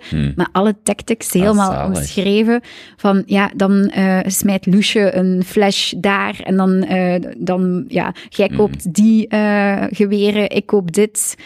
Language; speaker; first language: Dutch; native; Dutch